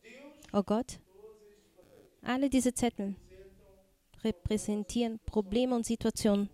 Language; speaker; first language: German; non-native, fluent; Portuguese